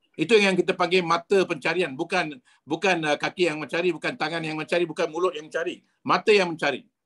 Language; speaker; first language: Malay; non-native, local second language; Tamil